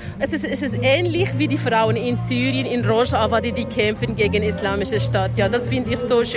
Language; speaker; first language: German; non-native, fluent; Kurdish